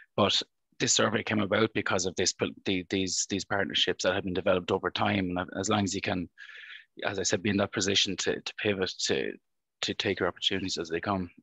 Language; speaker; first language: English; native; English